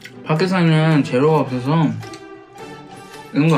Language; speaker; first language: Korean; early bilingual, heritage; Korean